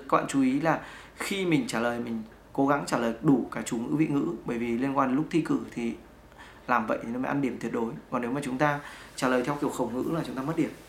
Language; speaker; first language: Vietnamese; native; Vietnamese